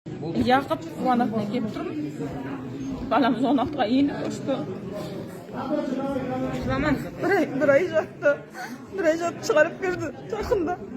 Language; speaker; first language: Kazakh; early bilingual, heritage; Kazakh